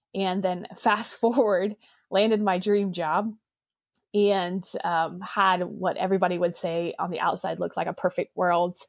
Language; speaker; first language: English; non-native, local second language; Pennsylvania German